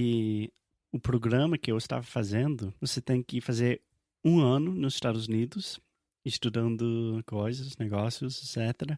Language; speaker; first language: Portuguese; non-native, fluent; English